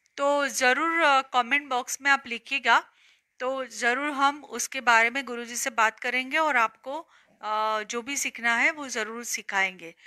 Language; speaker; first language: Hindi; non-native, local second language; Gujarati